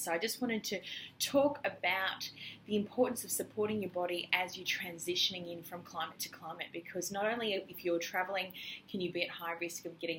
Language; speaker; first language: English; native; English